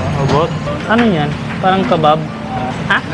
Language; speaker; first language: Filipino; non-native, learner; Punjabi